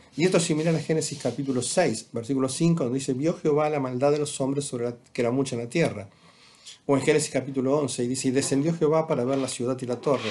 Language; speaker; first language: Spanish; native; Spanish